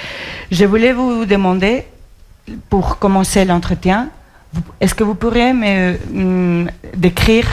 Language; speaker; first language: French; non-native, fluent; Spanish